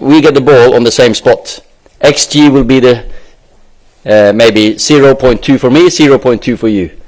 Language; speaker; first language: English; non-native, fluent; Norwegian